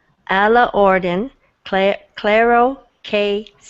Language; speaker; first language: Spanish; non-native, learner; English